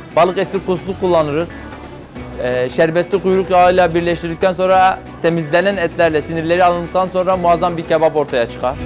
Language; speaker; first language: Turkish; native; Turkish